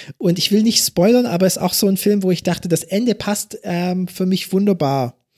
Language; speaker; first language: German; early bilingual, other home language; English